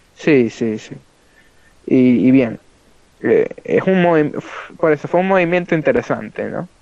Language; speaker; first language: Spanish; native; Spanish